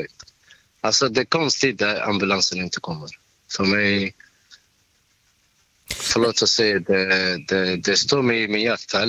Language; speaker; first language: Swedish; non-native, learner; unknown